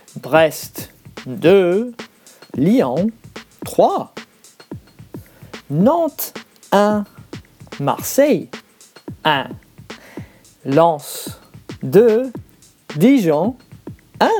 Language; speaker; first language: French; non-native, learner; English